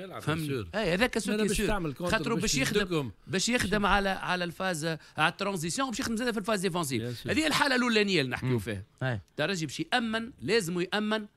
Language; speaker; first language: Arabic; native; Arabic